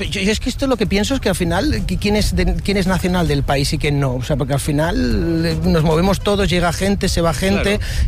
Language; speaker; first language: Spanish; native; Spanish